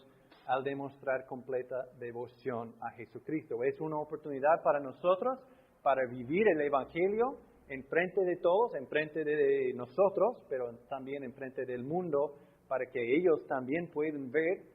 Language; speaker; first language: Spanish; non-native, fluent; English